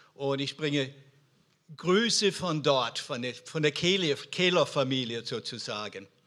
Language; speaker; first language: German; non-native, fluent; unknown